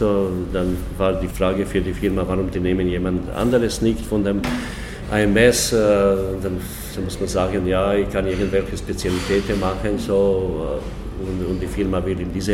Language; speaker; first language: German; non-native, learner; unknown